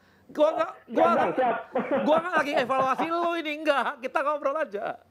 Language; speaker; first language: Indonesian; native; Indonesian